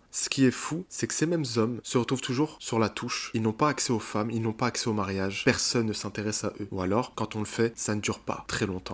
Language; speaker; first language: French; native; French